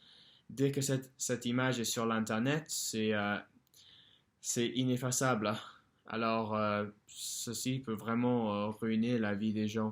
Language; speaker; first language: French; non-native, fluent; English